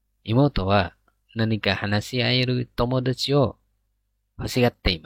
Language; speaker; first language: Japanese; non-native, fluent; Indonesian